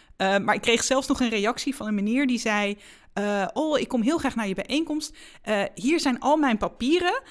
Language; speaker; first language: Dutch; native; Dutch